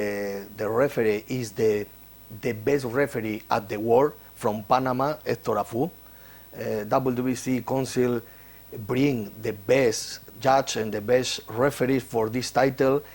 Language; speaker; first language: English; non-native, learner; Spanish